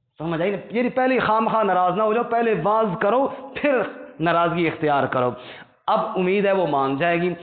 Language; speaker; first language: Urdu; non-native, local second language; Punjabi